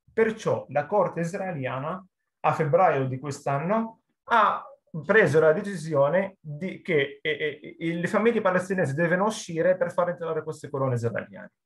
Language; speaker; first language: Italian; non-native, fluent; Arabic